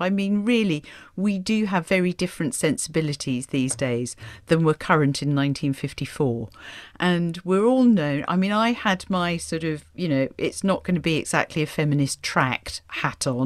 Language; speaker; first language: English; native; English